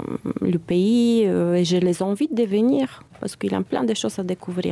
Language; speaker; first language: French; non-native, fluent; Bulgarian